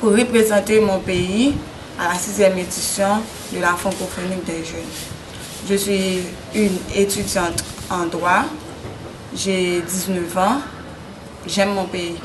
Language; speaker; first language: French; non-native, local second language; Haitian Creole